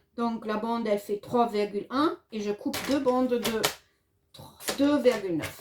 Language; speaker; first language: French; non-native, fluent; German